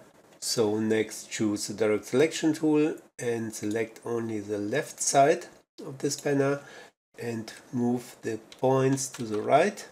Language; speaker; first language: English; non-native, fluent; German